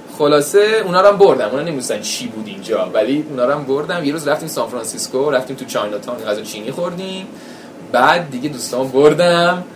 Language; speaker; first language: Persian; early bilingual, heritage; Persian